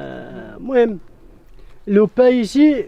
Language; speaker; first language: French; non-native, learner; Arabic